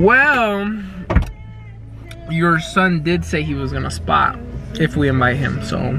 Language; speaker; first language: English; early bilingual, other home language; Spanish